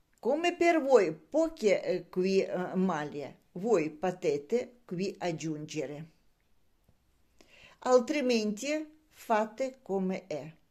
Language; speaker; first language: Italian; non-native, learner; Russian